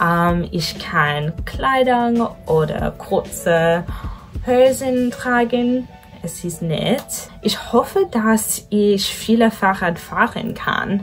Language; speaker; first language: German; non-native, learner; English